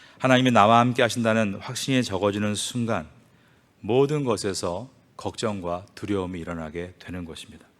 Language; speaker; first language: Korean; native; Korean